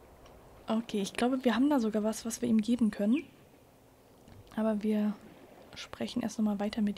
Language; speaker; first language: German; native; German